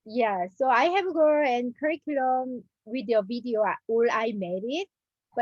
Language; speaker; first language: English; non-native, learner; Korean